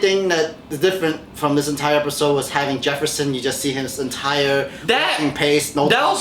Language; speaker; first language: English; native; English